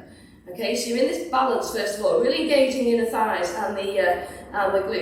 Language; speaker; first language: English; native; English